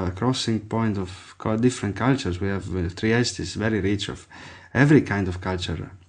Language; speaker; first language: English; non-native, fluent; Italian